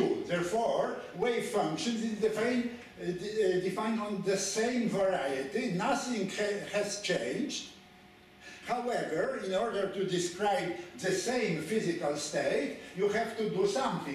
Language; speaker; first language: English; non-native, fluent; Polish